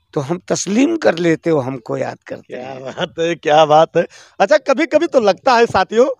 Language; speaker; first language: Hindi; native; Hindi